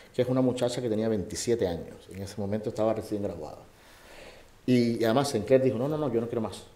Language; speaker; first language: Spanish; native; Spanish